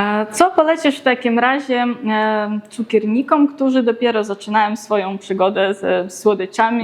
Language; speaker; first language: Polish; native; Polish